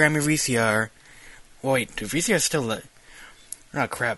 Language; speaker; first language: English; native; English